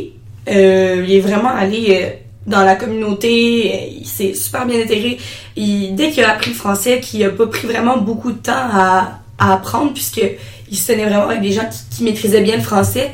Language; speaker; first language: French; native; French